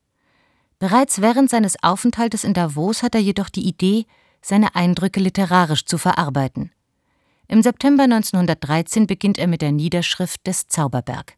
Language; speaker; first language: German; native; German